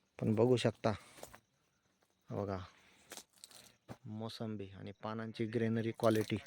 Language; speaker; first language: Marathi; native; Marathi